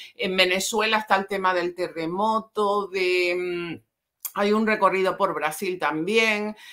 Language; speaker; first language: Spanish; native; Spanish